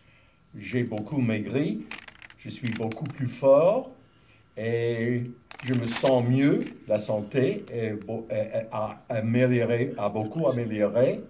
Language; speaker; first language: French; non-native, learner; English